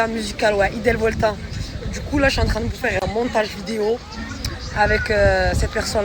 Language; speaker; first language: French; native; French